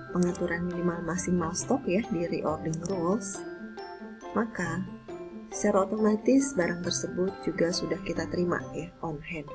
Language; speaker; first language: Indonesian; native; Indonesian